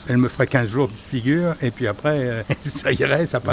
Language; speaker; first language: French; native; French